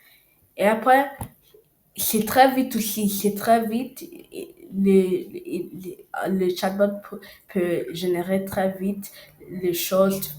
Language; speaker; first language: French; non-native, learner; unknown